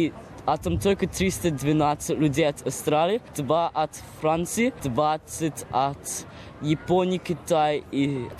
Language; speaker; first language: Russian; early bilingual, heritage; Russian